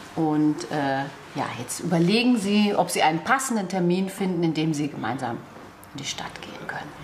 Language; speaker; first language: German; native; German